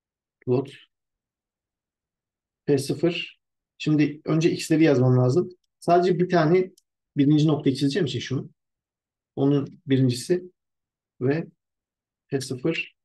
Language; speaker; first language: Turkish; native; Turkish